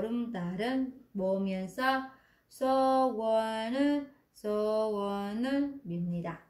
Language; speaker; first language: Korean; non-native, fluent; Vietnamese